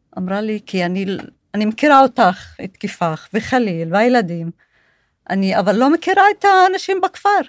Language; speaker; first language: Hebrew; non-native, local second language; Arabic